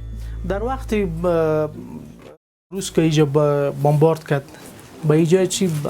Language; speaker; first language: Persian; non-native, local second language; Pashto